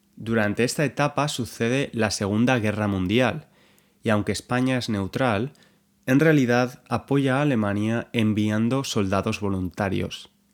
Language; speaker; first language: Spanish; native; Spanish